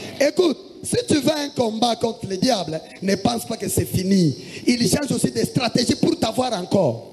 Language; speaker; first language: French; non-native, local second language; Lingala